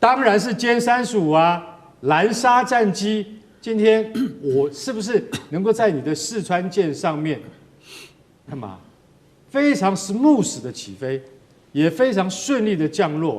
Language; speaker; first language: Chinese; native; Chinese